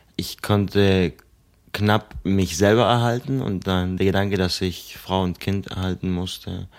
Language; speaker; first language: German; non-native, fluent; Spanish